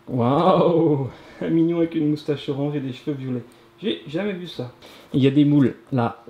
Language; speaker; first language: French; native; French